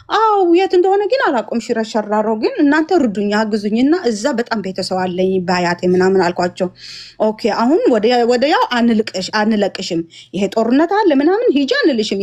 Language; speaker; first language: Amharic; non-native, fluent; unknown